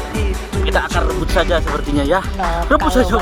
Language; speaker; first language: Indonesian; native; Indonesian